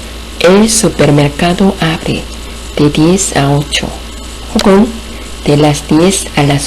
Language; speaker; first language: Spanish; non-native, fluent; Korean